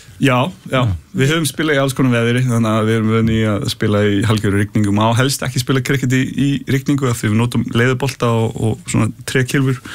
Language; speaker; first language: Icelandic; early bilingual, heritage; Icelandic